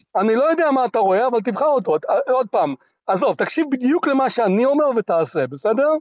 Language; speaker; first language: Hebrew; non-native, local second language; Arabic